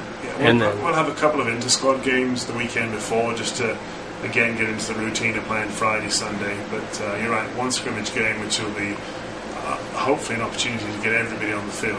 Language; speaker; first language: English; native; English